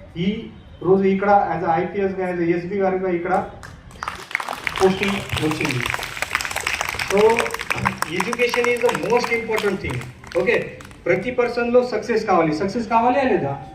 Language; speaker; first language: Telugu; non-native, local second language; Marathi